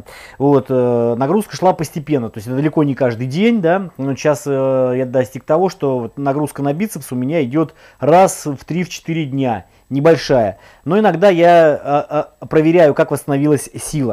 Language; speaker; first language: Russian; native; Russian